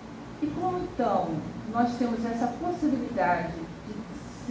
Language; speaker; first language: Portuguese; native; Portuguese